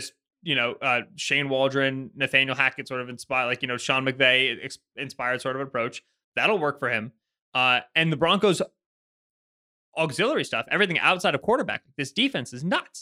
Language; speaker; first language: English; native; English